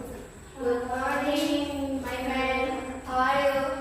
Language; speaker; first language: English; non-native, learner; Indonesian